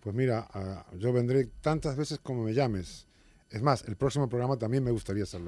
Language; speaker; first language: Spanish; native; Spanish